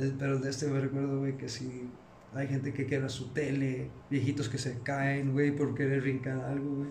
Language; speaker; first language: Spanish; early bilingual, heritage; Spanish